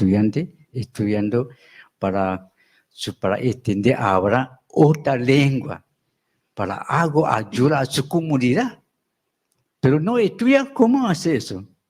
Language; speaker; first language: Spanish; non-native, local second language; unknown